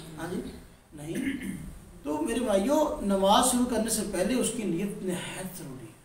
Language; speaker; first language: Urdu; non-native, local second language; Punjabi